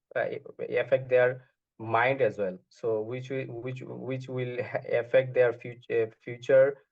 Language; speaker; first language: English; non-native, learner; Bangla